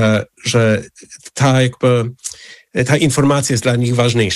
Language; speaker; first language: Polish; non-native, fluent; English